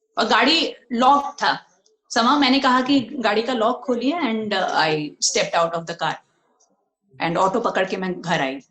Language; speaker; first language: Hindi; non-native, local second language; Bangla